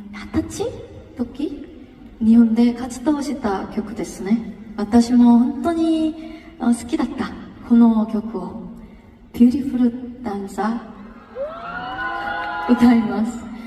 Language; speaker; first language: Japanese; non-native, learner; Korean